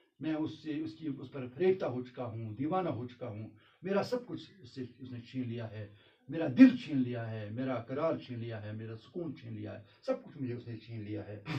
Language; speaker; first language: Urdu; non-native, local second language; Kashmiri